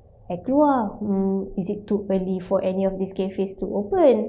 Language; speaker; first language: English; non-native, local second language; Malay